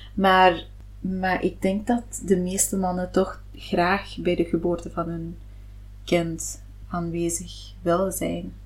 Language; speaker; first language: Dutch; non-native, local second language; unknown